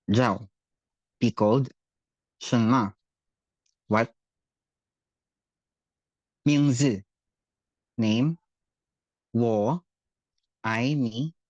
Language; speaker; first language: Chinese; non-native, learner; Filipino